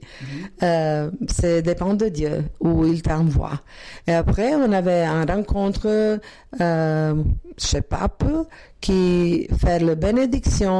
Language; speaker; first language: French; non-native, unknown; Croatian